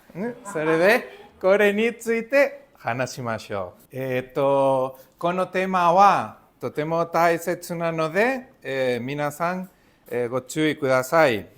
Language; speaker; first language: Japanese; non-native, learner; Spanish